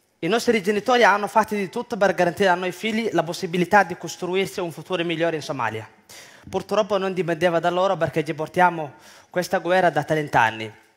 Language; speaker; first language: Italian; non-native, fluent; Somali